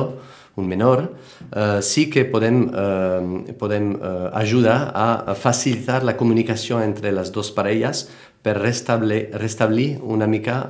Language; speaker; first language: Catalan; non-native, fluent; French